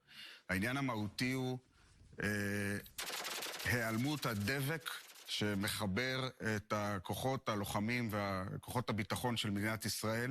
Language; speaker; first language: Hebrew; native; Hebrew